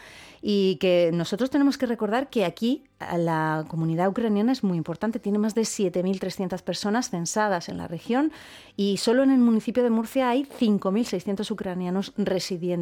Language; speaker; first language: Spanish; native; Spanish